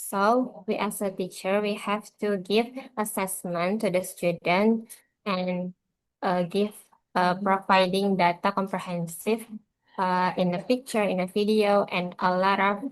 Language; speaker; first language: English; non-native, learner; Indonesian